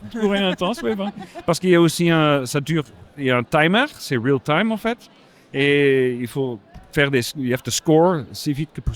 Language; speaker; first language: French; non-native, local second language; Dutch